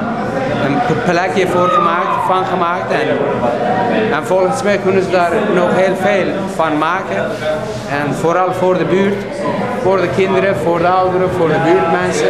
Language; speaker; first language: Dutch; non-native, fluent; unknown